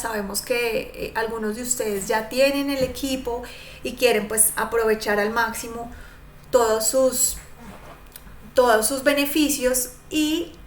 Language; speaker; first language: Spanish; native; Spanish